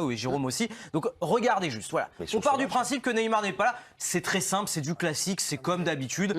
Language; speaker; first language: French; native; French